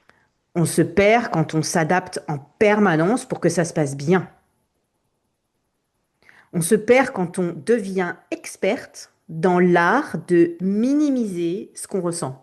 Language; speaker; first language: French; native; French